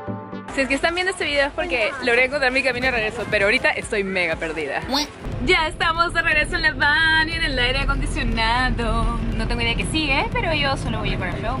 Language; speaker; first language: Spanish; native; Spanish